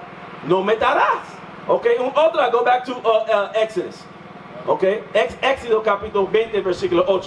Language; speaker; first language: Spanish; non-native, learner; English